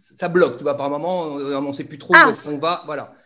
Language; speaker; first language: French; native; French